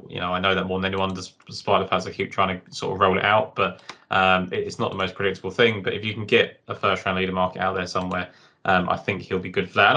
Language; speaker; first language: English; native; English